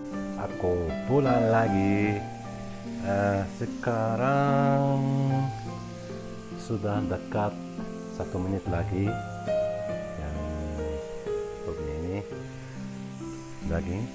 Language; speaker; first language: Indonesian; non-native, learner; Arabic